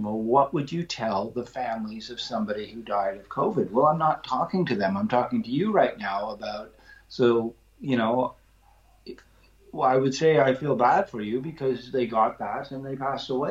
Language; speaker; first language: English; native; English